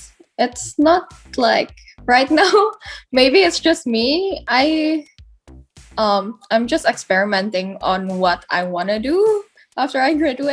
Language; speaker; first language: English; non-native, fluent; Indonesian